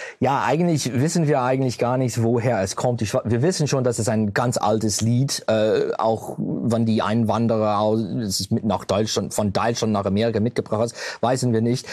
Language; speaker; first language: German; early bilingual, heritage; German